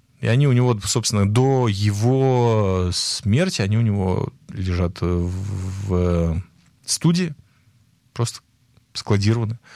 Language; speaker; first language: Russian; native; Russian